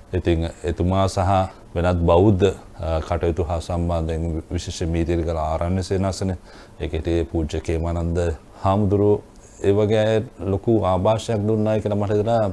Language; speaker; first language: Sinhala; non-native, local second language; Tamil